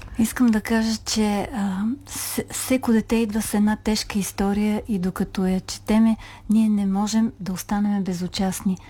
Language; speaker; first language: Bulgarian; native; Bulgarian